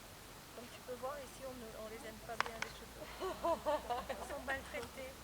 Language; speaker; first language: French; native; French